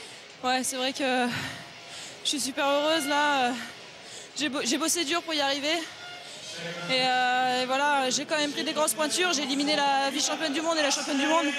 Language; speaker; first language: French; native; French